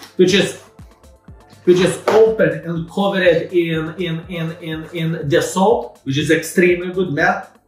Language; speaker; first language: English; non-native, fluent; Lithuanian